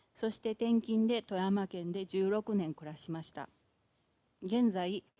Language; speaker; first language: Japanese; native; Japanese